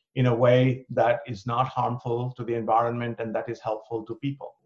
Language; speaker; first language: English; non-native, local second language; Bangla